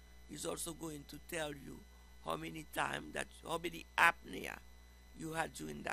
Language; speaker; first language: English; non-native, fluent; Haitian Creole